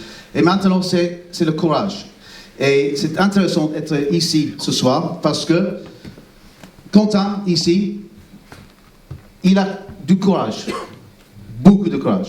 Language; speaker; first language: French; non-native, fluent; English